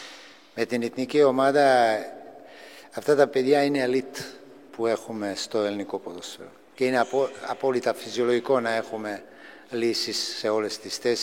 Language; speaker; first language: Greek; non-native, fluent; Serbian